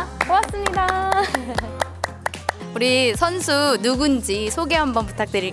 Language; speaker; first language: Korean; native; Korean